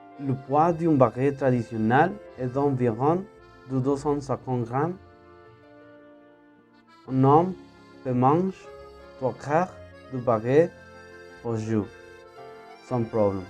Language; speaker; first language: French; non-native, learner; Spanish